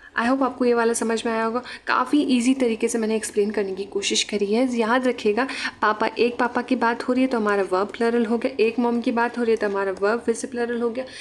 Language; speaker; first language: Hindi; non-native, local second language; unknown